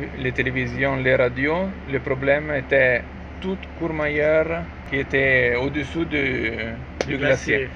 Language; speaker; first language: French; non-native, learner; Italian